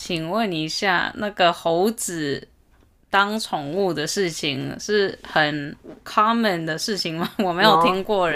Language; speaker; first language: Chinese; early bilingual, heritage; Chinese